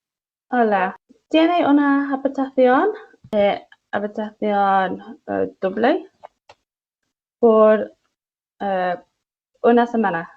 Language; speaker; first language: Spanish; non-native, learner; English